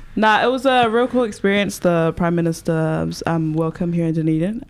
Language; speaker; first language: English; native; English